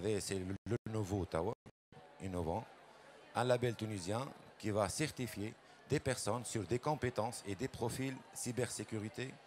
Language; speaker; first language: French; non-native, local second language; Arabic